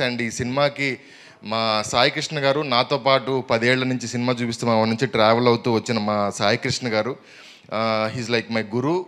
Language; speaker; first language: Telugu; native; Telugu